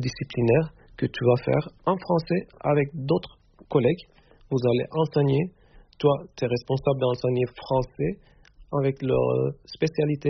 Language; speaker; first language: French; non-native, fluent; Turkish